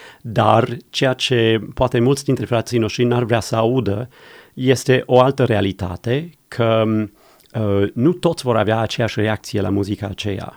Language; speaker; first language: Romanian; non-native, fluent; English